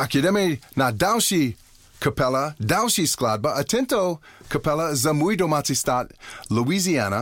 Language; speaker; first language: Czech; non-native, learner; English